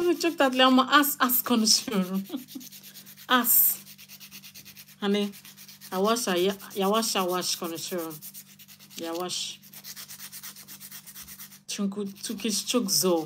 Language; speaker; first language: Turkish; non-native, learner; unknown